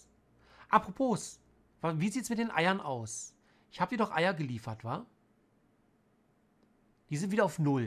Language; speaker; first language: German; native; German